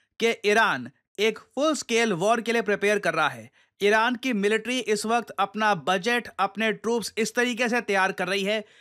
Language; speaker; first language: Hindi; native; Hindi